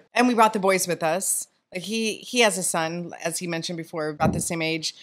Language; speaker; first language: English; native; English